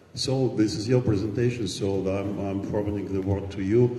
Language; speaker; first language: English; non-native, fluent; Ukrainian